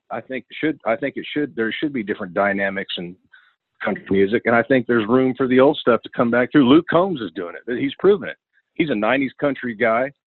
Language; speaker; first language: English; native; English